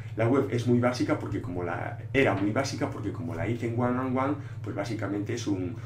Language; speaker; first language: Spanish; non-native, local second language; Galician